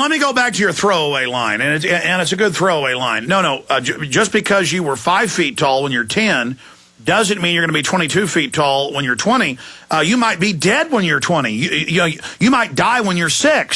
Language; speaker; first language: English; native; English